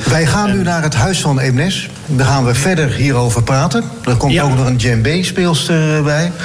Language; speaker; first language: Dutch; native; Dutch